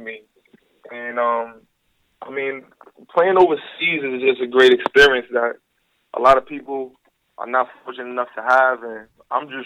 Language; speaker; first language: English; native; English